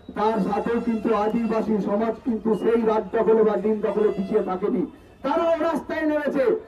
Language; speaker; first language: Bangla; non-native, local second language; Santali